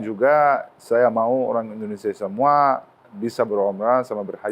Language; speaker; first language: Indonesian; non-native, learner; Arabic